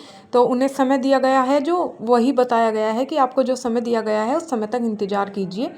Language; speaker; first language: Hindi; native; Hindi